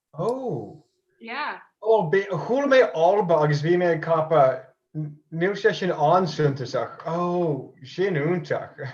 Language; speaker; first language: Irish; non-native, fluent; English